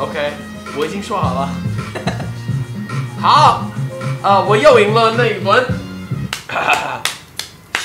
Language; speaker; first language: Chinese; non-native, fluent; English